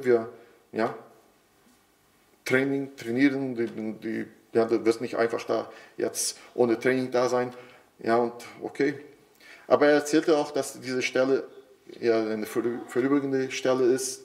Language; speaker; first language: German; non-native, fluent; Portuguese